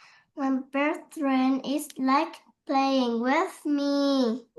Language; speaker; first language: English; non-native, learner; Vietnamese